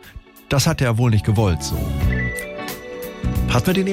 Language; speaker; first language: German; native; German